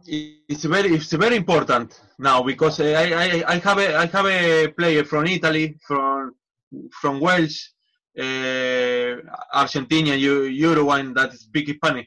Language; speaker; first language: English; non-native, learner; Spanish